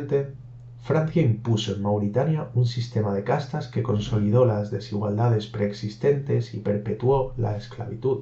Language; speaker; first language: Spanish; native; Spanish